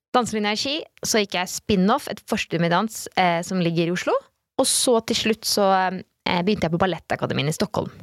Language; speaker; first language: Norwegian; native; Norwegian